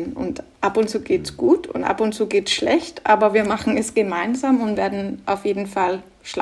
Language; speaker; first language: German; non-native, fluent; Danish